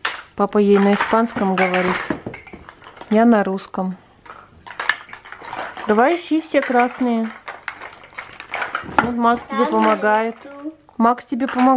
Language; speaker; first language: Russian; native; Russian